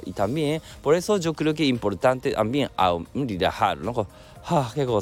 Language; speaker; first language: Spanish; non-native, learner; Japanese